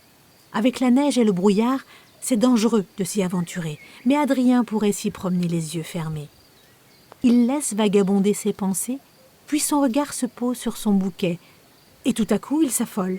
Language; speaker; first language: French; native; French